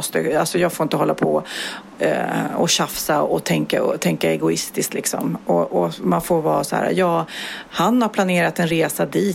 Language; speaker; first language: Swedish; native; Swedish